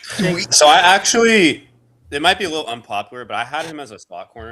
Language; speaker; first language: English; native; English